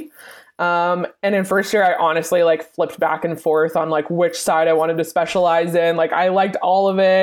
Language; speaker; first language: English; native; English